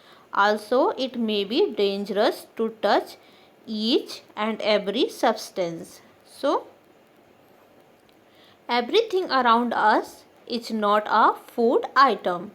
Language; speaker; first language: English; non-native, local second language; Hindi